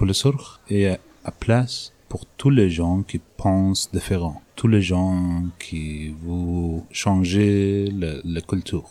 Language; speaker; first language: French; non-native, learner; Persian